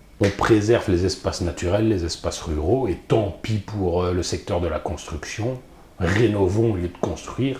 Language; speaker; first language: French; native; French